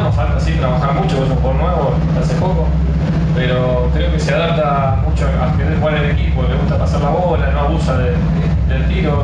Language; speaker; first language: Spanish; native; Spanish